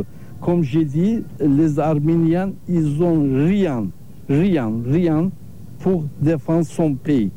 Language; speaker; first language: French; non-native, learner; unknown